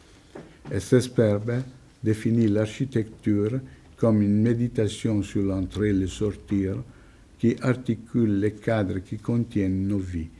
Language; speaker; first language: French; non-native, fluent; Italian